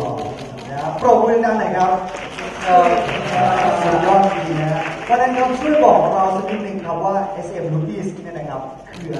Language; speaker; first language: Thai; native; Thai